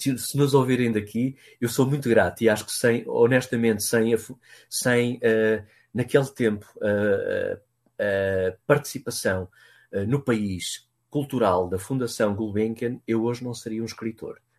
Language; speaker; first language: Portuguese; native; Portuguese